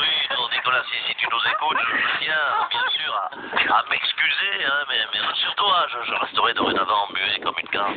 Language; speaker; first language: French; native; French